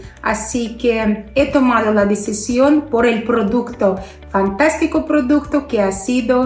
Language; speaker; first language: Spanish; non-native, fluent; Russian